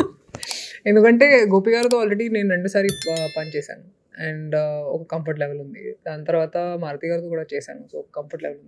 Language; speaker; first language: Telugu; non-native, local second language; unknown